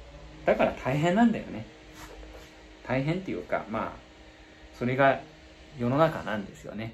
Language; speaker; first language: Japanese; non-native, fluent; Chinese